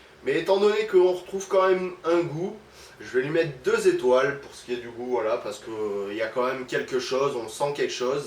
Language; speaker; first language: French; native; French